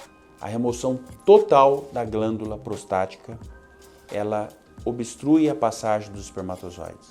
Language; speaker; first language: Portuguese; native; Portuguese